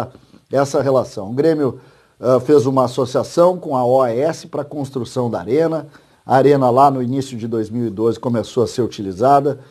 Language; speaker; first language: Portuguese; native; Portuguese